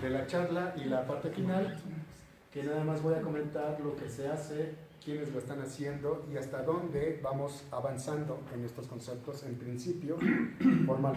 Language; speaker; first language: Spanish; native; Spanish